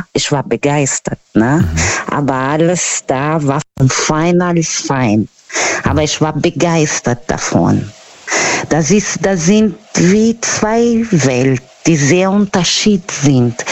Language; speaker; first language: German; non-native, learner; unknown